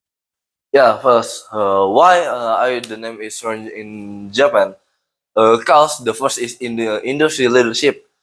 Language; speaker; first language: English; non-native, learner; Indonesian